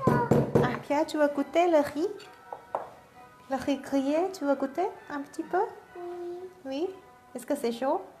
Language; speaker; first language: French; non-native, learner; Thai